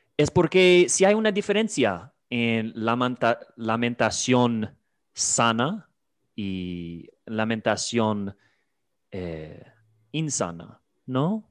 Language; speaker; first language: Spanish; non-native, fluent; English